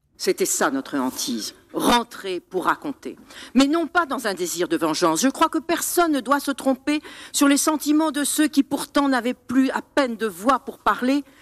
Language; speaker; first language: French; native; French